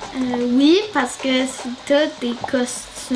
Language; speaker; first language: French; native; French